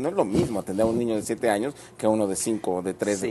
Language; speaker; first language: Spanish; native; Spanish